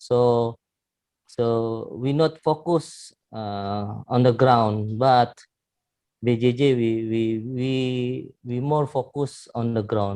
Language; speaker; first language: English; non-native, learner; Indonesian